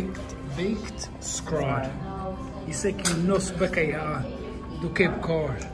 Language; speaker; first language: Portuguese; early bilingual, heritage; Portuguese